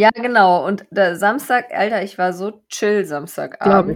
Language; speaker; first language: German; native; German